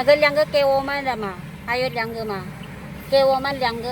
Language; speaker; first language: Chinese; non-native, learner; Filipino